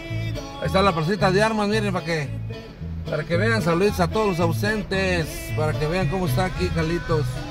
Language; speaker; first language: Spanish; native; Spanish